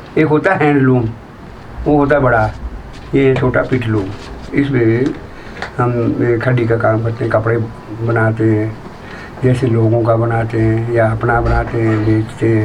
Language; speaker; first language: Hindi; non-native, local second language; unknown